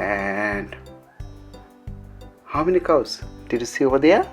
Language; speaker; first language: English; non-native, learner; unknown